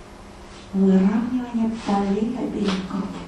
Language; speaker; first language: Russian; native; Russian